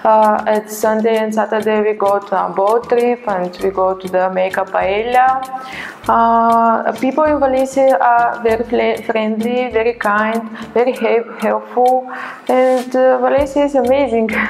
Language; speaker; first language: English; non-native, learner; Bulgarian